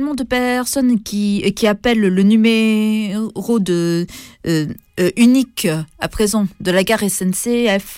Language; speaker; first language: French; native; French